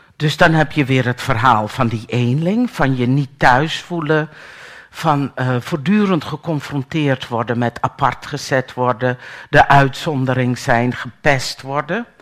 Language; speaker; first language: Dutch; native; Dutch